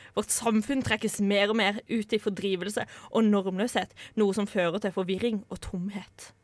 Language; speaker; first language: Norwegian; native; Norwegian